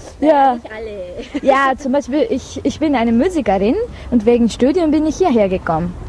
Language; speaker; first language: German; non-native, fluent; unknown